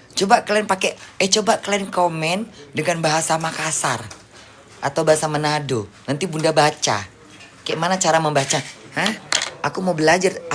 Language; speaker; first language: Indonesian; native; Indonesian